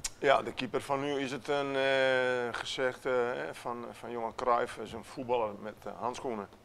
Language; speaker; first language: Dutch; non-native, fluent; Italian